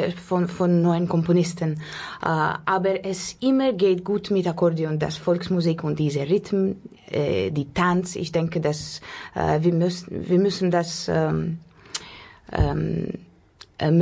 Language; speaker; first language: German; non-native, learner; Russian